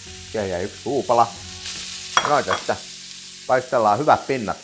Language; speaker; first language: Finnish; native; Finnish